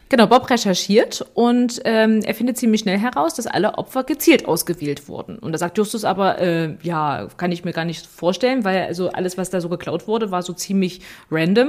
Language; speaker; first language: German; native; German